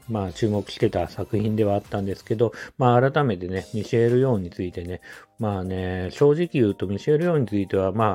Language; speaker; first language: Japanese; native; Japanese